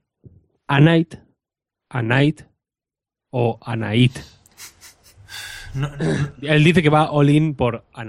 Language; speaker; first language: Spanish; native; Spanish